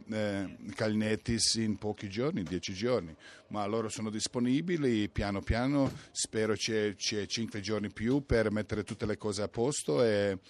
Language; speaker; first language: Italian; non-native, fluent; Croatian